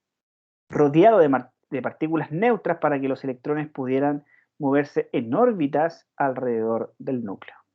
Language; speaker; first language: Spanish; native; Spanish